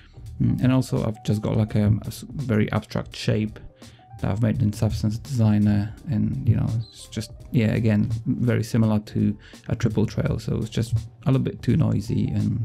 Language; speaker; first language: English; non-native, fluent; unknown